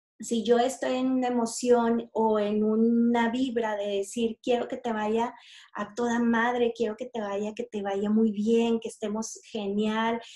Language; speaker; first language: Spanish; native; Spanish